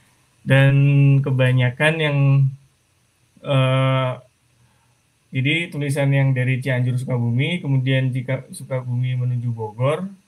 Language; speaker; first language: Indonesian; native; Indonesian